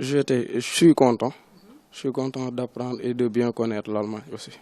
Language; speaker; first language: French; non-native, local second language; Wolof